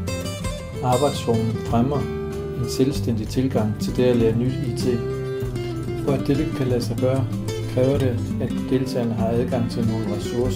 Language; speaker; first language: Danish; native; Danish